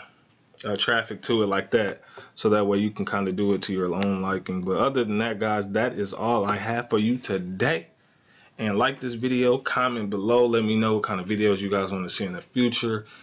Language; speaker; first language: English; native; English